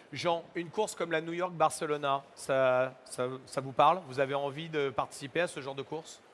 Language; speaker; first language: French; native; French